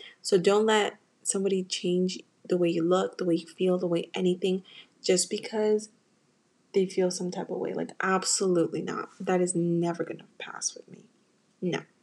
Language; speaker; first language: English; early bilingual, other home language; Spanish